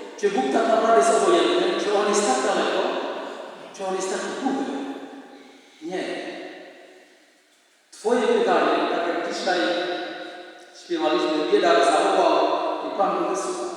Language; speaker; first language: Polish; non-native, fluent; Indonesian